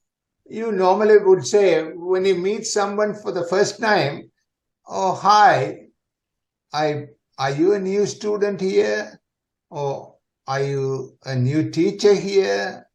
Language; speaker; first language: English; non-native, fluent; Tamil